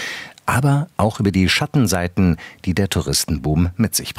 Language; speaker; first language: German; native; German